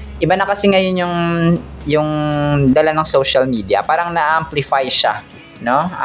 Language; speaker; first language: Filipino; non-native, local second language; Hiligaynon